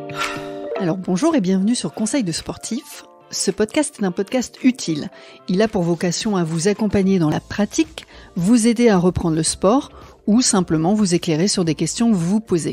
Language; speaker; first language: French; native; French